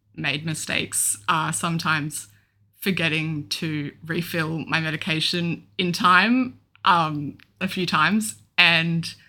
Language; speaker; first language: English; native; English